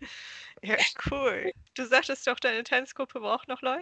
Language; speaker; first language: German; native; German